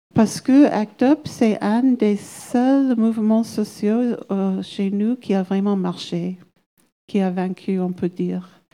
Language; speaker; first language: French; non-native, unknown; English